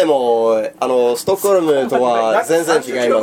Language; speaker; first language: Japanese; non-native, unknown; Swedish